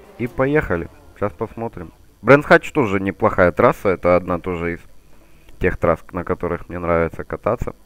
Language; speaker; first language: Russian; native; Russian